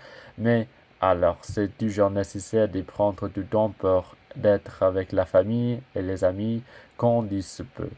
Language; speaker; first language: French; non-native, learner; English